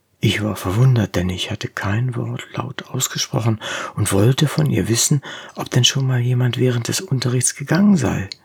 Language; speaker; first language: German; native; German